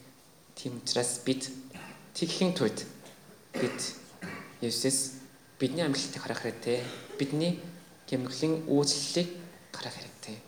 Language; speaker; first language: Mongolian; non-native, fluent; Korean